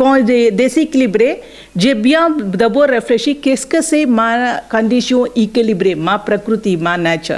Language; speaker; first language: French; non-native, learner; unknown